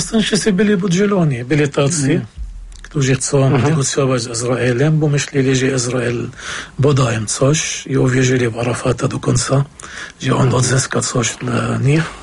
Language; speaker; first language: Polish; non-native, fluent; Arabic